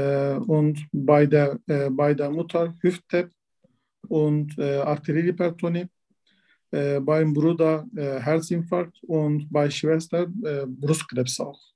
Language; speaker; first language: German; non-native, learner; Turkish